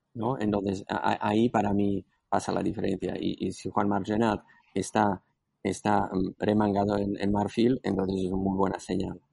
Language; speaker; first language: Spanish; non-native, fluent; Slovak